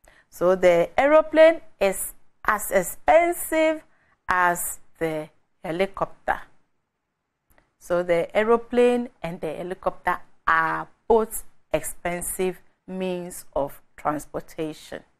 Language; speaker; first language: English; non-native, local second language; Akan